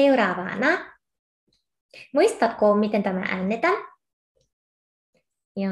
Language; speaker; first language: Finnish; non-native, fluent; Korean